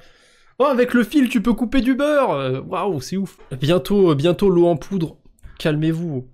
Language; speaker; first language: French; native; French